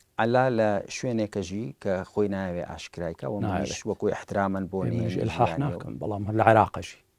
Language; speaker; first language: Central Kurdish; early bilingual, heritage; Central Kurdish